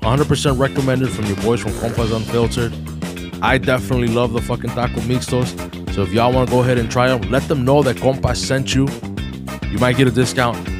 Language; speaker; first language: English; early bilingual, other home language; Spanish